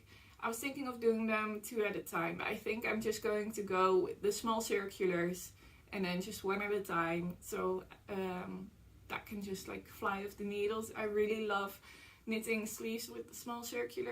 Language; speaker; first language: English; non-native, fluent; Dutch